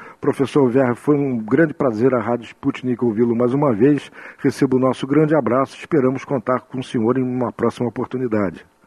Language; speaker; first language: Portuguese; native; Portuguese